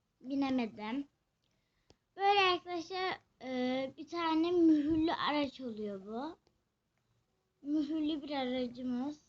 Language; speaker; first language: Turkish; native; Turkish